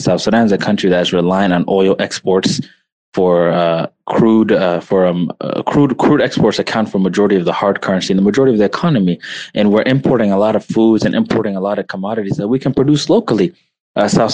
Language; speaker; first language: English; native; English